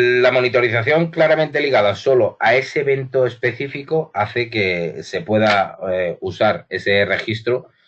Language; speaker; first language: Spanish; native; Spanish